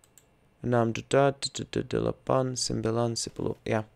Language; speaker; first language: Indonesian; non-native, learner; Russian